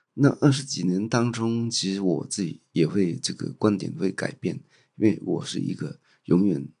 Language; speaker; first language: Chinese; non-native, local second language; Cantonese